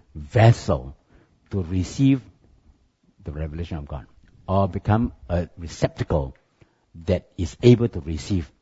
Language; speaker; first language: English; non-native, local second language; Chinese